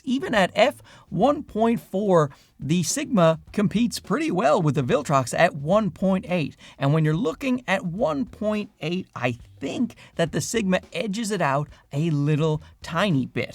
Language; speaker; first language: English; native; English